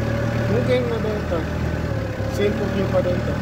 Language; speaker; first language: Arabic; non-native, learner; Filipino